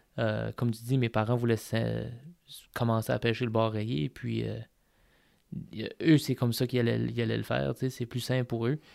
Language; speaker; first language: French; native; French